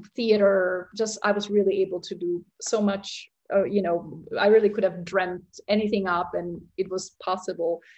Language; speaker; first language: English; non-native, fluent; Czech